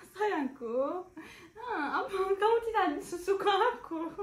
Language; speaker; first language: Indonesian; non-native, learner; Turkish